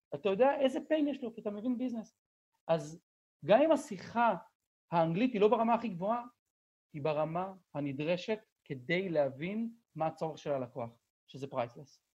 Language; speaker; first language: Hebrew; native; Hebrew